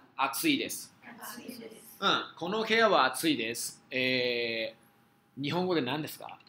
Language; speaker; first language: Japanese; non-native, fluent; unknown